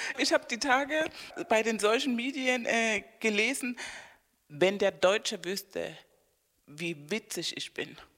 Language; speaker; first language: German; non-native, fluent; Spanish